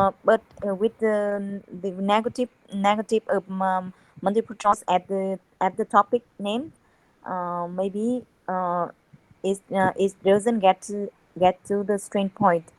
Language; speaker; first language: English; non-native, learner; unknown